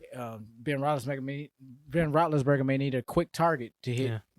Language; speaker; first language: English; native; English